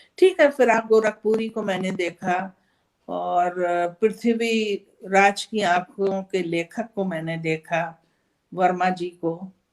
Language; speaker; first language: Hindi; native; Hindi